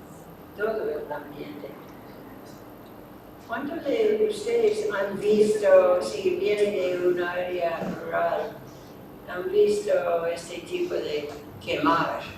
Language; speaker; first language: Spanish; non-native, fluent; English